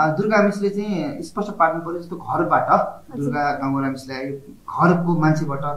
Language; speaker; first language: Nepali; non-native, local second language; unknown